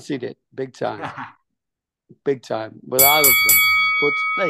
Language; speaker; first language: English; native; English